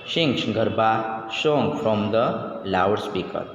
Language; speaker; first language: English; non-native, local second language; Gujarati